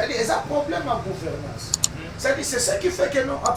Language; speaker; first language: French; non-native, local second language; Lingala